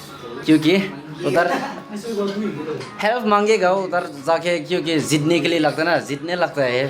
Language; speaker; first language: Hindi; non-native, local second language; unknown